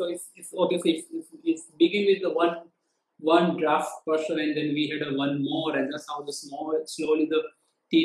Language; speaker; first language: English; non-native, local second language; Gujarati